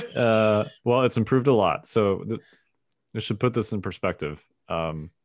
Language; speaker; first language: English; native; English